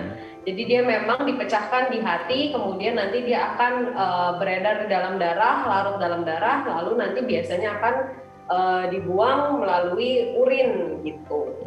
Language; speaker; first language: Indonesian; native; Indonesian